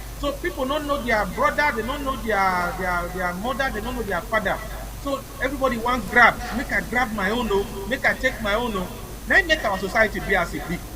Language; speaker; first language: Nigerian Pidgin; non-native, local second language; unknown